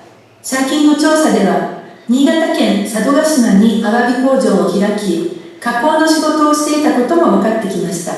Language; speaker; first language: Japanese; native; Japanese